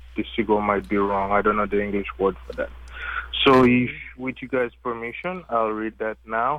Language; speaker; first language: English; non-native, fluent; French